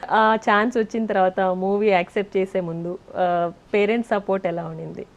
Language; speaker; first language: Telugu; native; Telugu